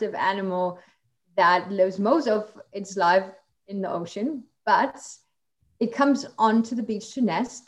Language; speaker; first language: English; non-native, fluent; German